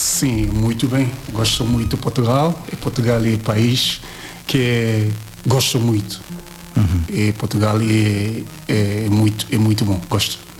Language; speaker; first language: Portuguese; non-native, learner; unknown